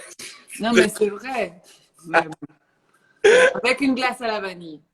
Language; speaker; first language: French; native; French